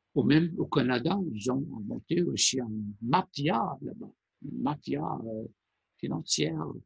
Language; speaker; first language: French; non-native, fluent; Persian